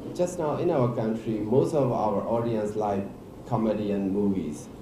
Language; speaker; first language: English; non-native, learner; Burmese